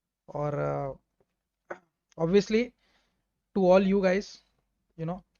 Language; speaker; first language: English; non-native, local second language; Hindi